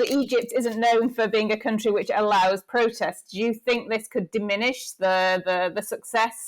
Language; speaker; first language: English; native; English